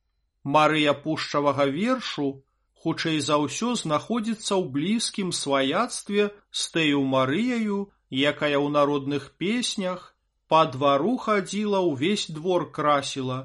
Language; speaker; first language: Belarusian; native; Belarusian